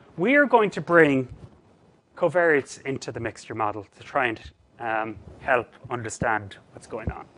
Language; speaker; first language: English; native; English